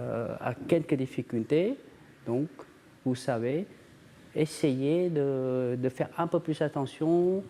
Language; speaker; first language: French; native; French